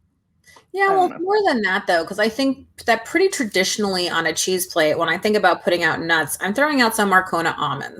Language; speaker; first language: English; native; English